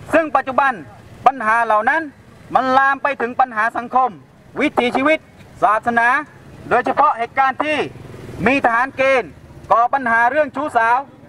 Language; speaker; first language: Thai; non-native, local second language; Pattani Malay